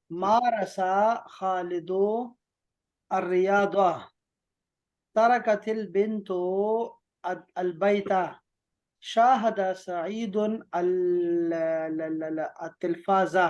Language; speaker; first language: Arabic; non-native, fluent; Urdu